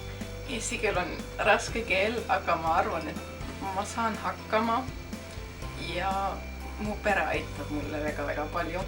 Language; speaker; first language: Estonian; non-native, learner; German